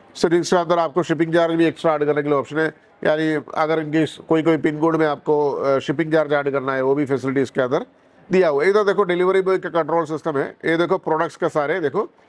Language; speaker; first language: Hindi; non-native, local second language; Malayalam